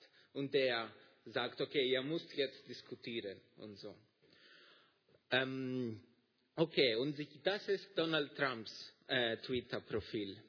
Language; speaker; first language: German; non-native, fluent; Greek